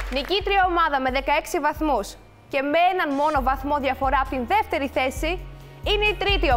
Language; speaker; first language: Greek; native; Greek